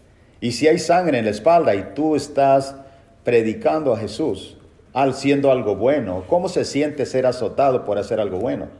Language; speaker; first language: Spanish; native; Spanish